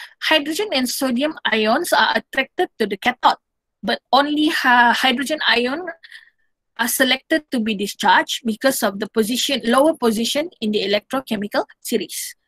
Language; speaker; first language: English; non-native, local second language; Malay